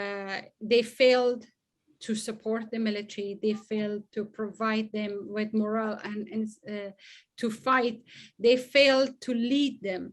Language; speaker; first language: English; non-native, fluent; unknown